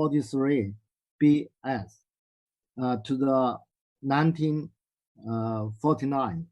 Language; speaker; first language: English; non-native, learner; Chinese